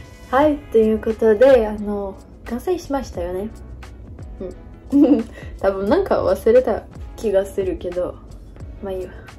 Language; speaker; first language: Japanese; non-native, learner; Portuguese